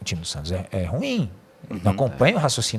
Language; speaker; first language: Portuguese; native; Portuguese